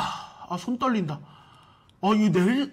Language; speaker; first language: Korean; native; Korean